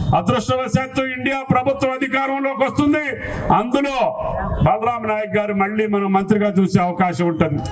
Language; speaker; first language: Telugu; native; Telugu